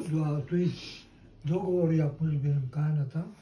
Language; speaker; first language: Bulgarian; non-native, local second language; Turkish